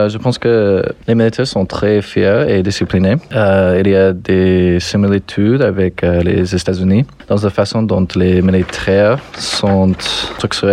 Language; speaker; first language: French; non-native, fluent; English